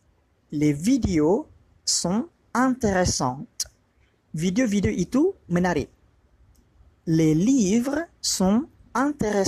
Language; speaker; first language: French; non-native, fluent; Malay